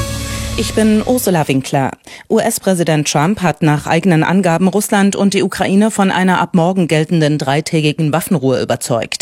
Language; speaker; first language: German; native; German